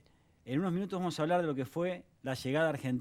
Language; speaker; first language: Spanish; native; Spanish